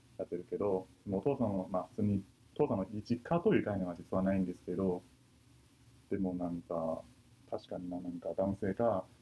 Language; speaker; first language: Japanese; non-native, fluent; Chinese